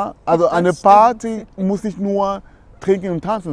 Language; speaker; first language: German; non-native, fluent; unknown